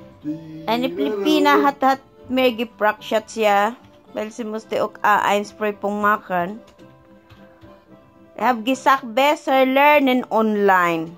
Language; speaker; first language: German; non-native, learner; Filipino